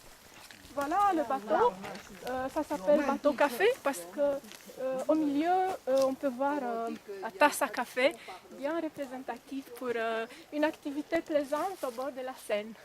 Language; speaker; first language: French; non-native, fluent; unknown